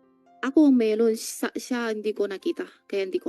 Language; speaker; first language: Filipino; non-native, learner; Chinese